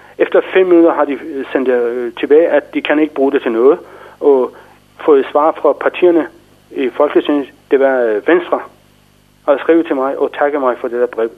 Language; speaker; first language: Danish; non-native, fluent; Persian